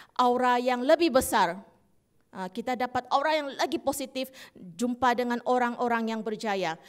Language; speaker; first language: Malay; native; Malay